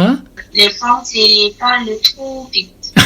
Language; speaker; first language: French; non-native, fluent; Korean